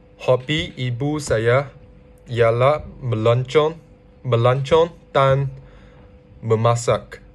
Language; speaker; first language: Malay; non-native, learner; Chinese